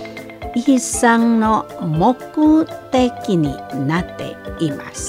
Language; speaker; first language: Japanese; non-native, fluent; Indonesian